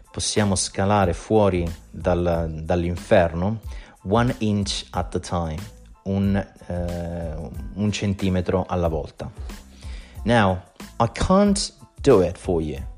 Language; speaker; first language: Italian; native; Italian